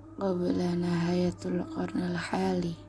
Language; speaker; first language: Arabic; non-native, learner; Indonesian